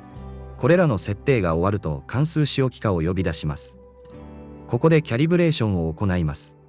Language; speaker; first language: Japanese; native; Japanese